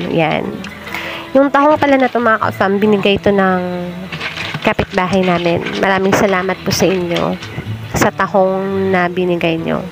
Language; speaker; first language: Filipino; non-native, local second language; Aklanon